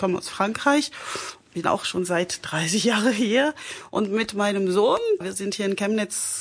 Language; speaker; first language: German; non-native, fluent; French